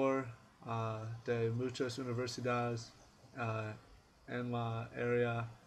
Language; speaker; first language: Spanish; non-native, learner; English